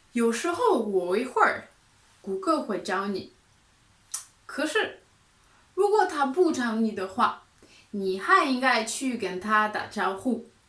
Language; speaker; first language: Chinese; non-native, fluent; French